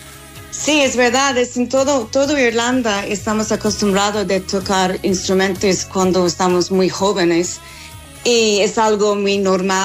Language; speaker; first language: Spanish; non-native, learner; English